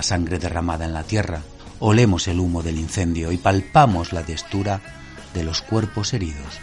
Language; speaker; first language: Spanish; native; Spanish